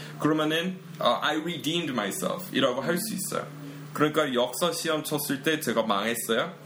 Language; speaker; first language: Korean; non-native, fluent; English